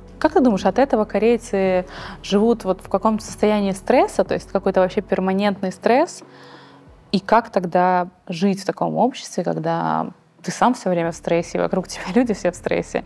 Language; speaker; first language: Russian; native; Russian